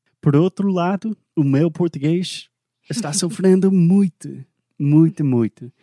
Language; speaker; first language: Portuguese; non-native, fluent; English